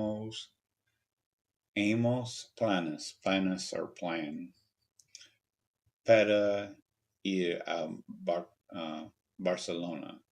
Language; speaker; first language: Spanish; non-native, learner; English